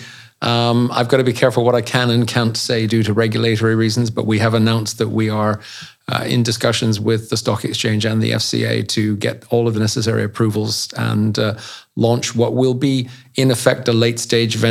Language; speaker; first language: English; native; English